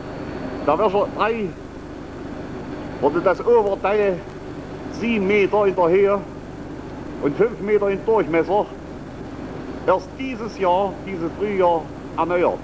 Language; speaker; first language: German; native; German